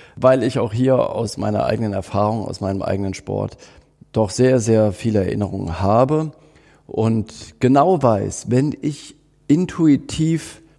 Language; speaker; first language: German; native; German